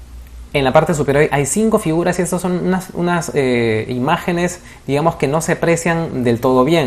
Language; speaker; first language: Spanish; native; Spanish